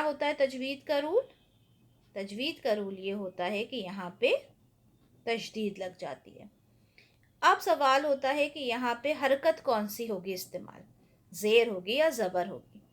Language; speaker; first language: Urdu; native; Urdu